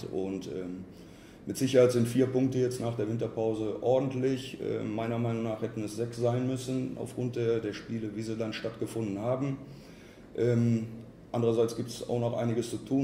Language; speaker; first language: German; native; German